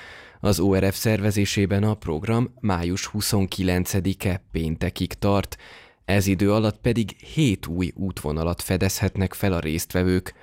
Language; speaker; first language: Hungarian; native; Hungarian